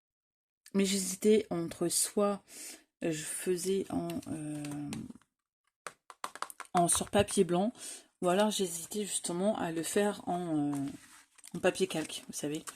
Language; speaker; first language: French; native; French